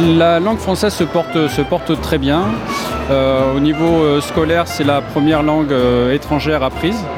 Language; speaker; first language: French; native; French